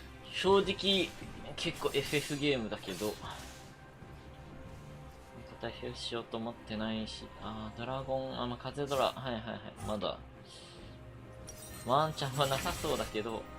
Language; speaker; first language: Japanese; native; Japanese